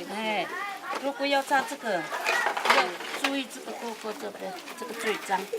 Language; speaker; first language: Chinese; non-native, local second language; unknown